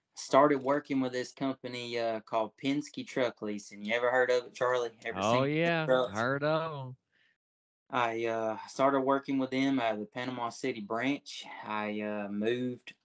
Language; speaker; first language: English; native; English